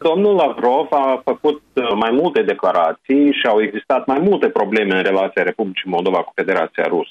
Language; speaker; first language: Romanian; native; Romanian